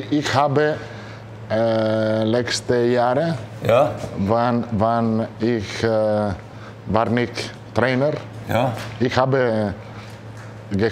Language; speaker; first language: German; non-native, learner; Italian